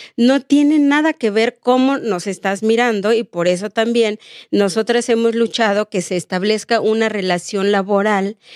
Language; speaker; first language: Spanish; non-native, local second language; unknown